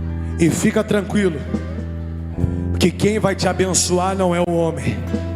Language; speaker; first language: Portuguese; native; Portuguese